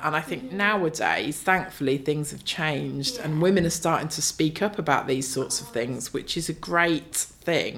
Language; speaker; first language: English; native; English